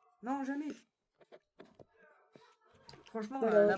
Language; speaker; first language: French; native; French